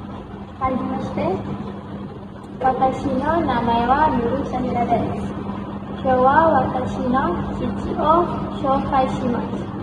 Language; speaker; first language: Japanese; non-native, learner; Malay